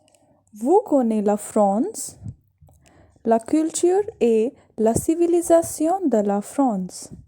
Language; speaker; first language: French; non-native, fluent; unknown